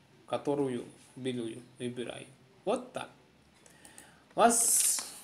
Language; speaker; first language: Russian; non-native, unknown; Indonesian